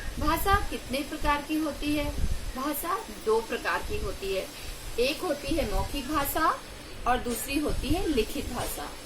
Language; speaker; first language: Hindi; native; Hindi